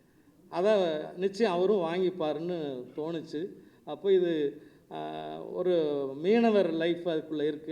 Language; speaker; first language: Tamil; native; Tamil